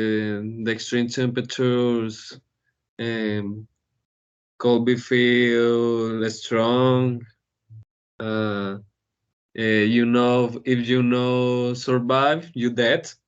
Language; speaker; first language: English; non-native, learner; Spanish